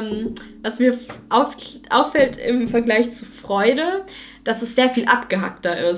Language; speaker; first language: German; native; German